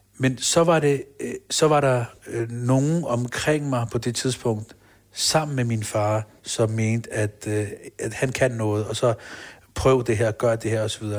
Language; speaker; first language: Danish; early bilingual, other home language; Urdu